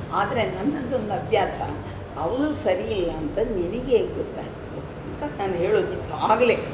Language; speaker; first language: Kannada; non-native, local second language; Tulu